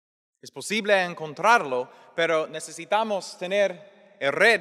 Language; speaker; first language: Spanish; non-native, fluent; English